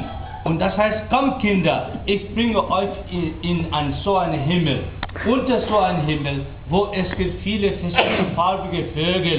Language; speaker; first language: German; non-native, learner; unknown